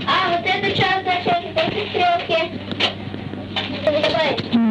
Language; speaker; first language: Russian; native; Russian